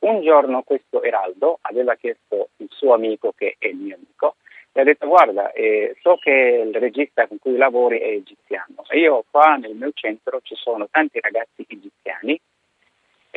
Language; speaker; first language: Italian; non-native, fluent; Arabic